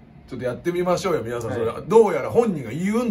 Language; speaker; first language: Japanese; native; Japanese